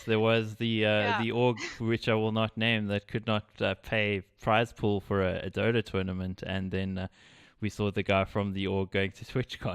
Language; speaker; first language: English; native; English